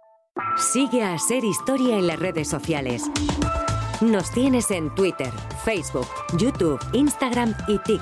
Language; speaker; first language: Spanish; native; Spanish